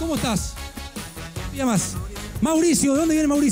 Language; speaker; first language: Spanish; native; Spanish